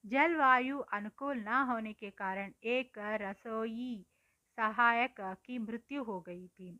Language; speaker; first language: Hindi; non-native, local second language; Telugu